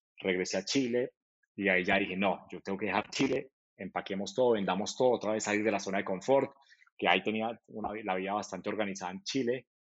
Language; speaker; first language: Spanish; native; Spanish